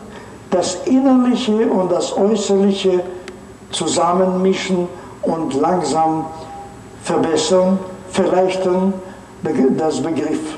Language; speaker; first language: German; non-native, fluent; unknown